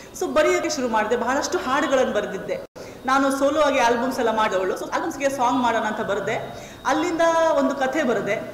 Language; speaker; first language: Kannada; non-native, local second language; Konkani